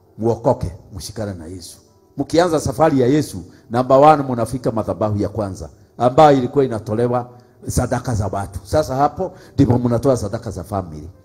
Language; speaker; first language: Swahili; non-native, local second language; Kikuyu